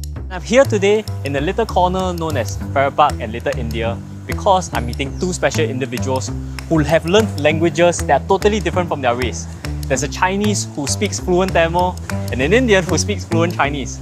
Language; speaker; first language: English; native; English